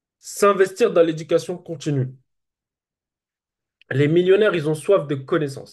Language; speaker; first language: French; native; French